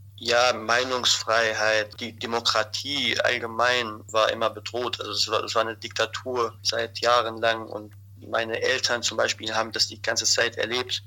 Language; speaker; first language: German; non-native, fluent; Arabic